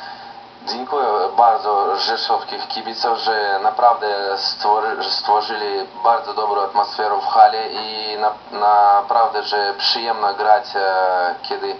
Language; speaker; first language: Polish; non-native, learner; Russian